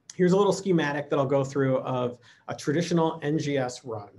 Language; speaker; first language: English; native; English